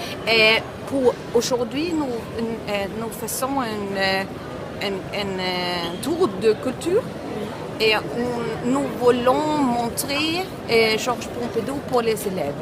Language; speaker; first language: French; non-native, learner; Swedish